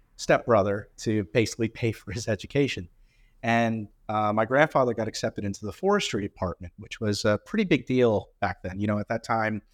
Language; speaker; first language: English; early bilingual, other home language; Hindi